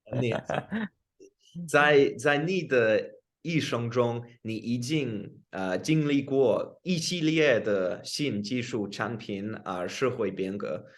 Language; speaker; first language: Chinese; non-native, fluent; English